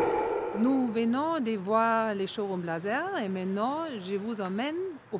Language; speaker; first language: French; non-native, fluent; German